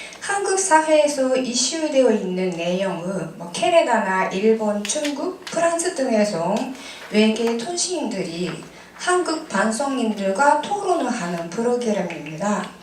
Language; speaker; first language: Korean; non-native, fluent; Japanese